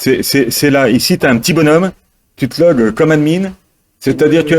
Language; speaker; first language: French; native; French